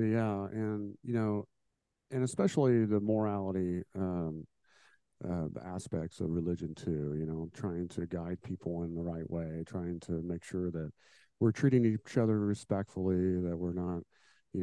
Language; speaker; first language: English; native; English